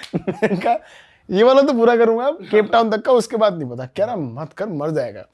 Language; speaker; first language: Hindi; native; Hindi